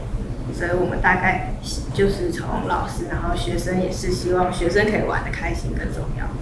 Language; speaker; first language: Chinese; native; Chinese